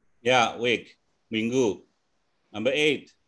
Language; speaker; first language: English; non-native, fluent; Indonesian